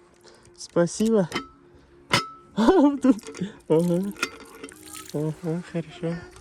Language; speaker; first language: Russian; non-native, learner; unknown